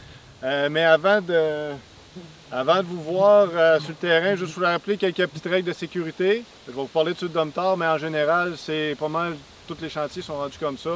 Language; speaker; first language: French; native; French